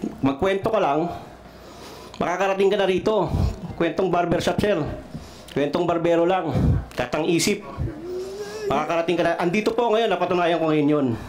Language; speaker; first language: Filipino; non-native, local second language; Cebuano